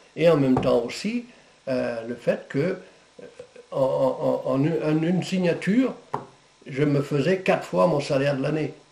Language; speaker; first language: French; non-native, local second language; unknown